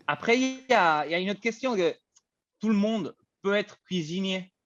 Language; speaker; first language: French; non-native, fluent; Spanish